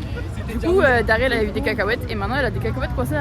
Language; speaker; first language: French; native; French